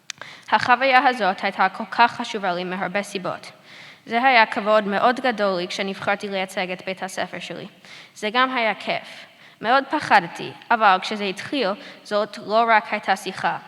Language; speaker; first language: Hebrew; non-native, fluent; English